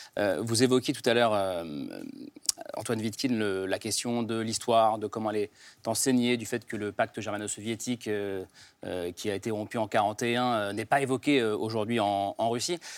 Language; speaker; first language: French; native; French